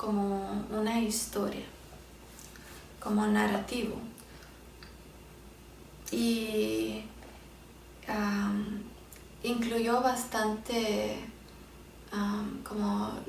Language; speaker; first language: Spanish; early bilingual, heritage; Spanish